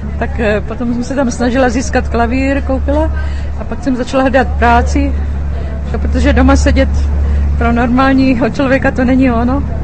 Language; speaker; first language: Czech; native; Czech